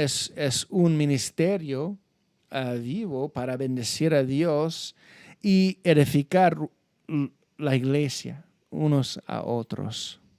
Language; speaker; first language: Spanish; non-native, fluent; English